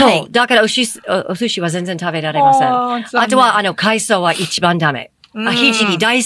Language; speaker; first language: Japanese; non-native, fluent; English